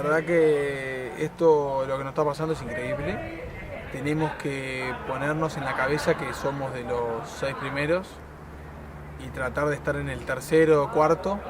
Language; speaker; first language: Spanish; native; Spanish